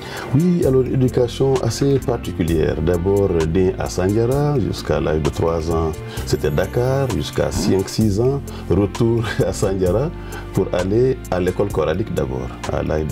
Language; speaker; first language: French; non-native, local second language; Wolof